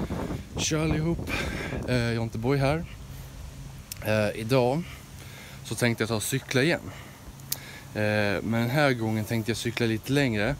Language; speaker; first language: Swedish; native; Swedish